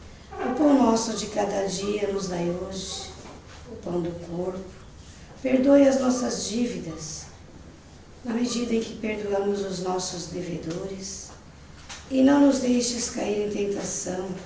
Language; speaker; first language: Portuguese; native; Portuguese